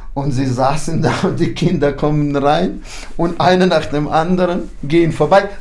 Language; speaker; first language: German; early bilingual, heritage; German